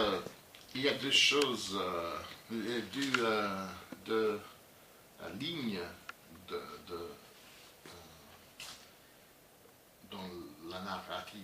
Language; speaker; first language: French; non-native, learner; English